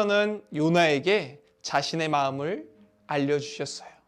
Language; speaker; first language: Korean; native; Korean